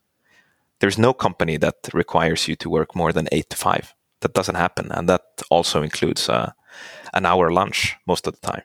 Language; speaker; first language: English; non-native, fluent; Swedish